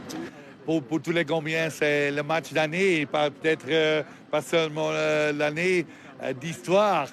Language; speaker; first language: French; non-native, learner; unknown